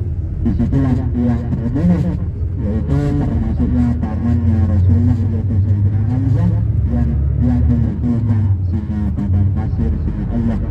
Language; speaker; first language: Indonesian; native; Indonesian